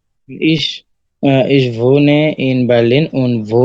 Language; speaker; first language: German; non-native, learner; Bangla